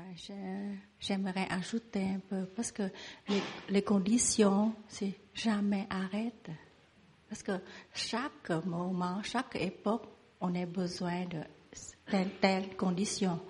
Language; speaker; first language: French; non-native, learner; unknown